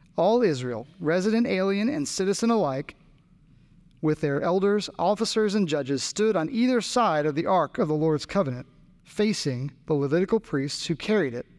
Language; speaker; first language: English; native; English